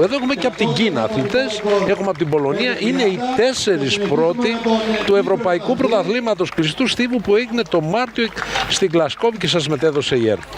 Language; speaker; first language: Greek; native; Greek